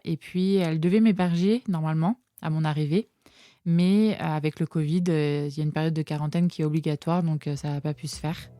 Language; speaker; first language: French; native; French